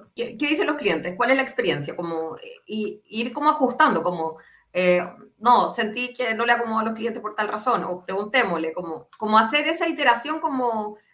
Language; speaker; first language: Spanish; native; Spanish